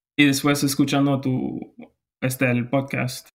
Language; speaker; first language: Spanish; non-native, fluent; English